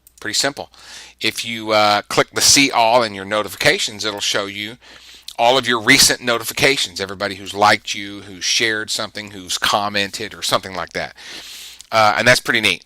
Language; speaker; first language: English; native; English